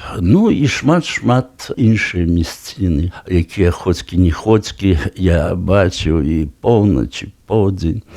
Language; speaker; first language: Belarusian; native; Belarusian